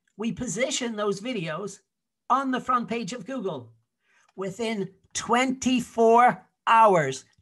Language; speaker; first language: English; native; English